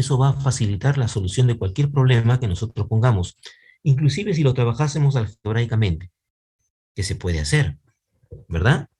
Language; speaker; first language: Spanish; native; Spanish